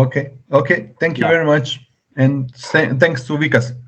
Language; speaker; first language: English; non-native, learner; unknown